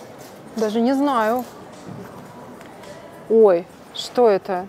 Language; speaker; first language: Russian; native; Russian